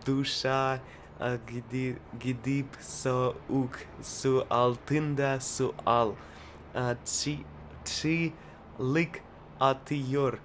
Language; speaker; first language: Turkish; non-native, learner; Russian